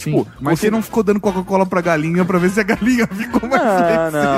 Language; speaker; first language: Portuguese; native; Portuguese